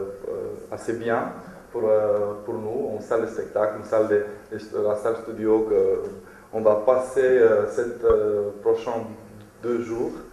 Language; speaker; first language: French; non-native, fluent; Romanian